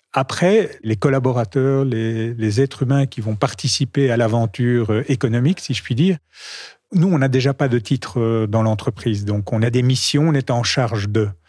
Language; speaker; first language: French; native; French